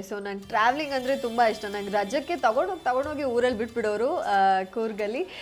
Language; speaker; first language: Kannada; non-native, local second language; Kodava